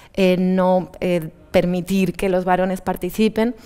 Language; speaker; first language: Spanish; native; Spanish